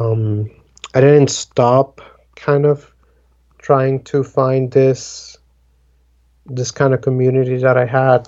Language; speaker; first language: English; non-native, fluent; Spanish